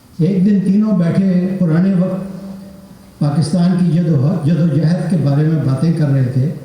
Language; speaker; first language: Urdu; non-native, local second language; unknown